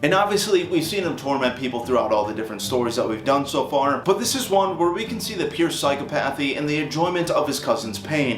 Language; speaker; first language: English; native; English